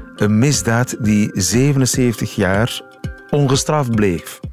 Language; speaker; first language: Dutch; native; Dutch